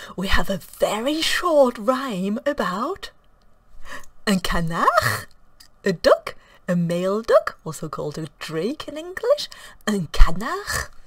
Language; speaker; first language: English; non-native, fluent; French